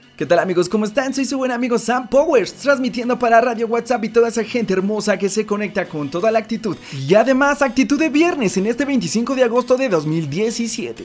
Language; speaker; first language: Spanish; native; Spanish